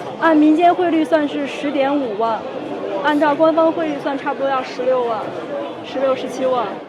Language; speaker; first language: Chinese; native; Chinese